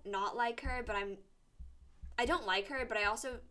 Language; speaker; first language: English; native; English